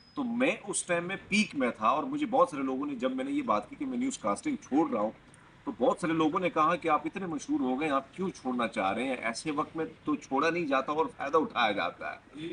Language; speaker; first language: Urdu; non-native, local second language; Pashto